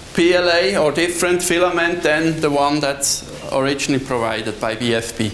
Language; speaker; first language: English; non-native, fluent; Swiss German